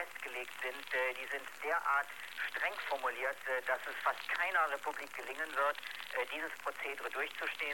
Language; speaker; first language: German; native; German